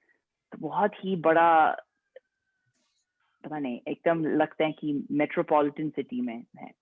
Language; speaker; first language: Hindi; non-native, fluent; English